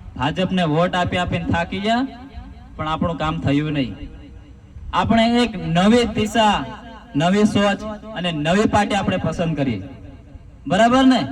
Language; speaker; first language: Gujarati; non-native, local second language; Rathawi